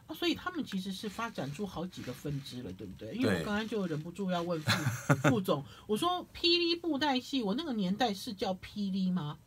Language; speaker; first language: Chinese; native; Chinese